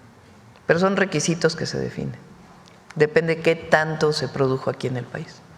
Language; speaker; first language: Spanish; native; Spanish